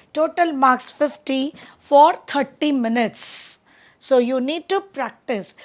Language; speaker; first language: English; non-native, local second language; Tamil